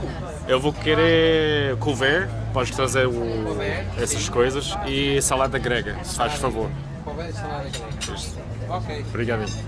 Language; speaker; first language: Portuguese; non-native, learner; English